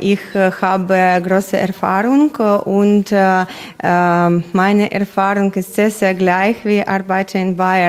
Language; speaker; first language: German; non-native, learner; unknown